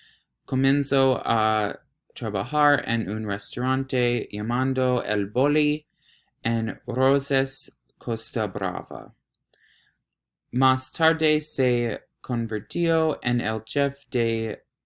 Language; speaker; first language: Spanish; non-native, learner; English